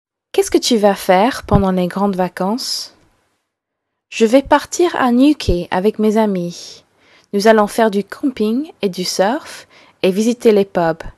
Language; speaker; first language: French; non-native, fluent; English